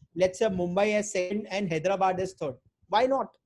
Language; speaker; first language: English; non-native, local second language; Hindi